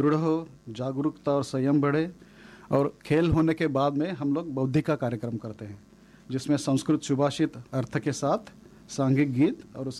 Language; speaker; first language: Hindi; non-native, local second language; Marathi